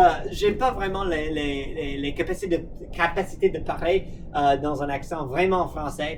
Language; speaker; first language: French; non-native, fluent; English